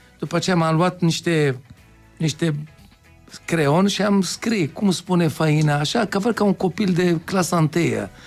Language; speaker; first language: Romanian; non-native, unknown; Hebrew